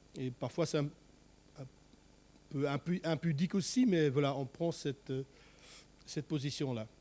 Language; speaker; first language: French; native; French